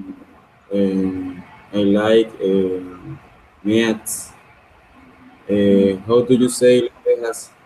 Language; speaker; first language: English; non-native, learner; Spanish